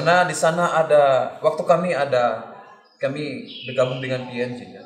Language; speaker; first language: Indonesian; non-native, learner; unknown